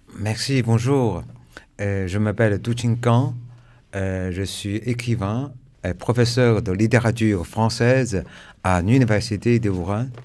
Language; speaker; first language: French; non-native, fluent; Chinese